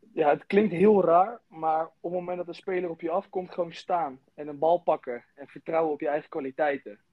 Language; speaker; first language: Dutch; native; Dutch